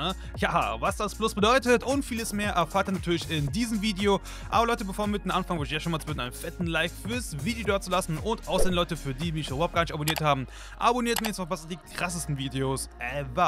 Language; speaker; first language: German; native; German